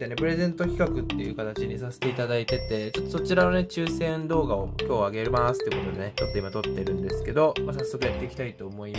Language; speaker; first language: Japanese; native; Japanese